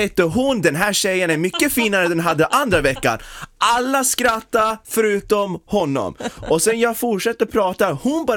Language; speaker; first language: Swedish; non-native, local second language; English